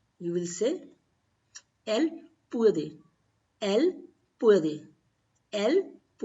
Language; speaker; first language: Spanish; non-native, fluent; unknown